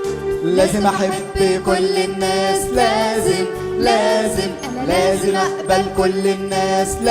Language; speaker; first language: Arabic; native; Arabic